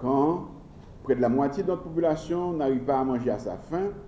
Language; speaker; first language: French; non-native, local second language; Haitian Creole